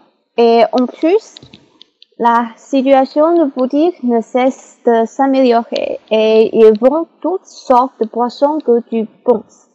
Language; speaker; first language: French; non-native, learner; Chinese